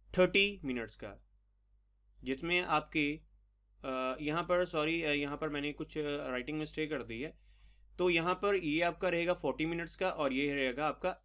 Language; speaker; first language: Hindi; non-native, local second language; Punjabi